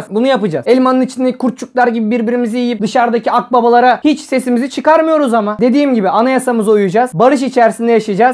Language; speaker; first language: Turkish; native; Turkish